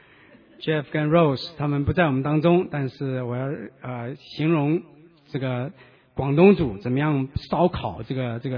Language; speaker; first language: Chinese; native; Chinese